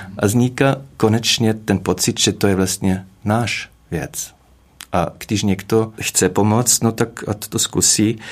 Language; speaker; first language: Czech; non-native, fluent; German